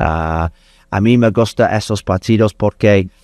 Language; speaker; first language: Spanish; non-native, learner; English